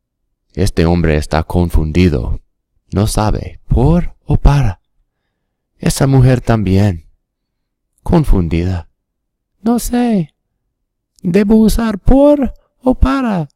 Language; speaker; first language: Spanish; non-native, fluent; English